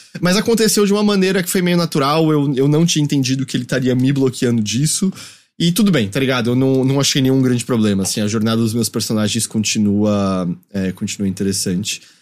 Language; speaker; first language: Portuguese; native; Portuguese